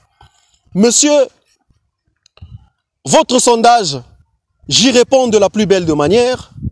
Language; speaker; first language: French; non-native, local second language; Swahili